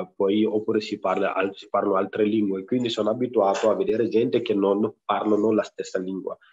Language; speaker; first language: Italian; non-native, fluent; Wolof